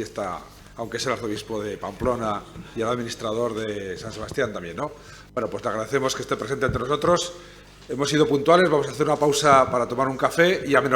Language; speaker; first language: Spanish; native; Spanish